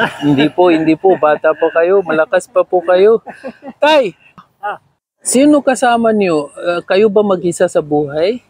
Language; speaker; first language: Filipino; non-native, learner; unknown